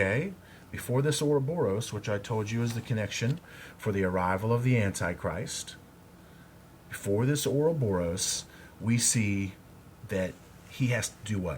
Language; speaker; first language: English; native; English